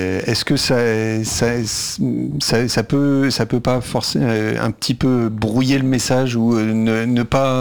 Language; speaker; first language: French; native; French